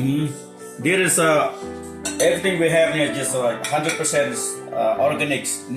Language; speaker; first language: English; non-native, learner; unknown